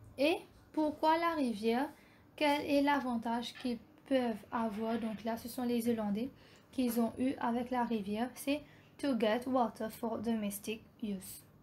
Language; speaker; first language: French; non-native, local second language; Morisyen